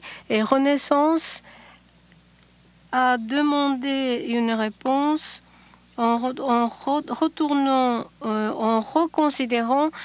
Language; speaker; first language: French; non-native, fluent; Japanese